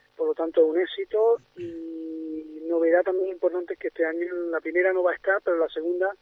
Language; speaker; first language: Spanish; native; Spanish